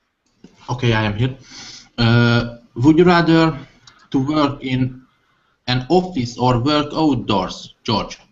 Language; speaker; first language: English; non-native, learner; Hungarian